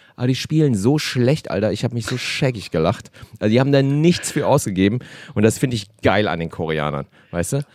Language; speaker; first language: German; native; German